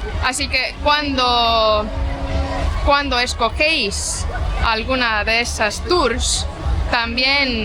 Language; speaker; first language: Spanish; non-native, fluent; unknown